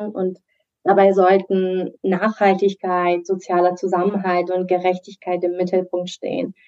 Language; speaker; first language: German; early bilingual, other home language; Persian